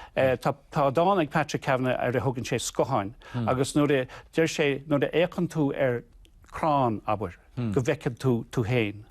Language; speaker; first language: Irish; non-native, local second language; English